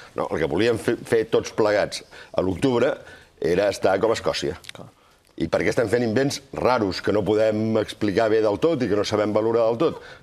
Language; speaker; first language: Catalan; native; Catalan